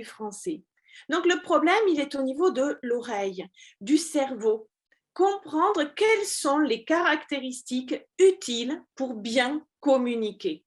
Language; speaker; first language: French; native; French